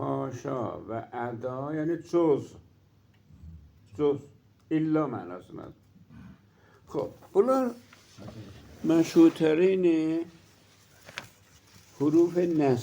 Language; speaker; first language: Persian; non-native, local second language; Azerbaijani